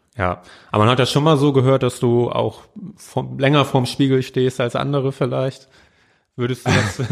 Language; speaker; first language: German; native; German